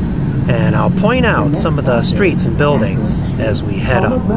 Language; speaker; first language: English; native; English